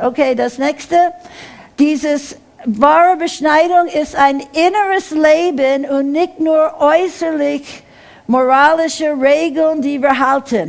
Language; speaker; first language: German; non-native, fluent; English